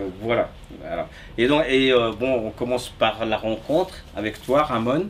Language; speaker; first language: French; native; French